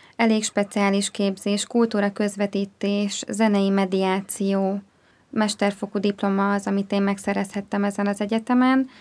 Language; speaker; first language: Hungarian; native; Hungarian